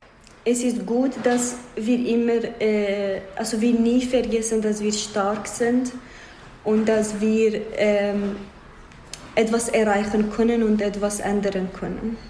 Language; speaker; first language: German; non-native, fluent; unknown